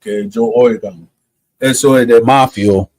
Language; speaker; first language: Spanish; early bilingual, heritage; Spanish